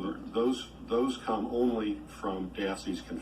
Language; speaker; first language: English; native; English